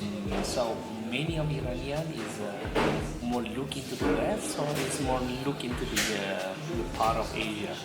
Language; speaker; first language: English; non-native, learner; Indonesian